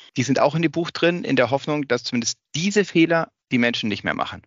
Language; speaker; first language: German; native; German